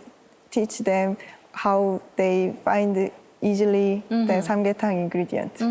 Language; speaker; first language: English; non-native, learner; Korean